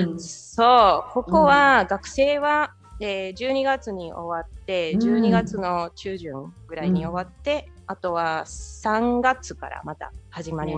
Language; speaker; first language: Japanese; non-native, fluent; Spanish